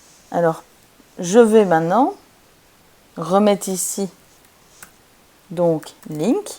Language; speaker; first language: French; native; French